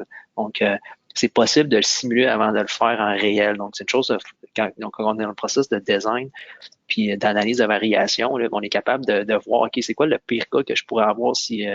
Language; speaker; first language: French; native; French